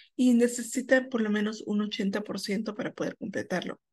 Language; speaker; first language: Spanish; non-native, fluent; English